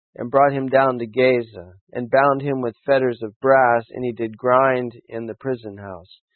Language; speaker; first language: English; native; English